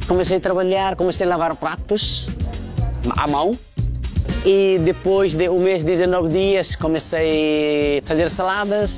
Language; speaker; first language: Portuguese; non-native, fluent; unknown